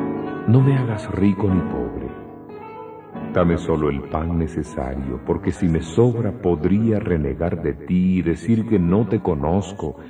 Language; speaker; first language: Spanish; native; Spanish